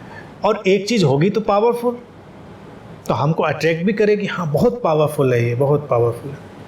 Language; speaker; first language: Hindi; native; Hindi